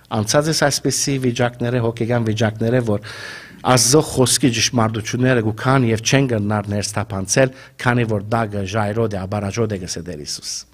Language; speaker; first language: Armenian; native; Armenian